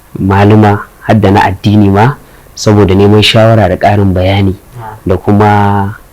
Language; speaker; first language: Hausa; native; Hausa